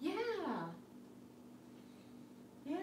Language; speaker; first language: English; native; English